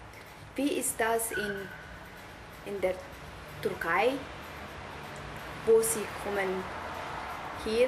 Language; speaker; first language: German; non-native, learner; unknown